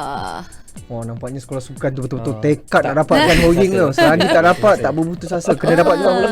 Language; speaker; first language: Malay; native; Malay